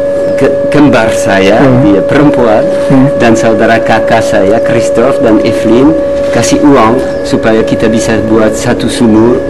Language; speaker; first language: Indonesian; non-native, learner; French